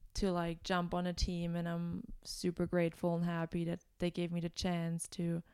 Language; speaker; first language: English; non-native, fluent; German